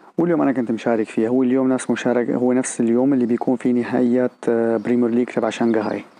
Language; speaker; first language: Arabic; native; Arabic